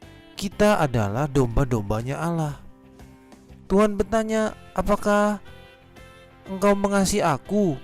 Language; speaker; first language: Indonesian; native; Indonesian